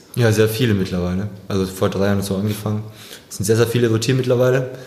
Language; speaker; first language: German; native; German